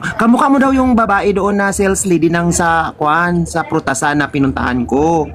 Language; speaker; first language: Filipino; non-native, local second language; Hiligaynon